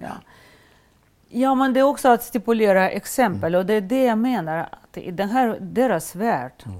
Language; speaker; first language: Swedish; non-native, fluent; Russian